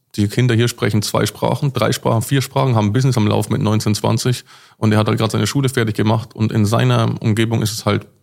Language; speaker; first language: German; native; German